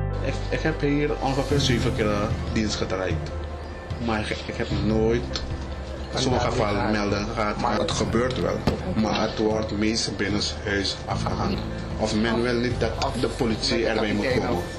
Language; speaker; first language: Dutch; non-native, local second language; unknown